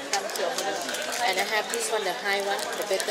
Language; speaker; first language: English; non-native, learner; Thai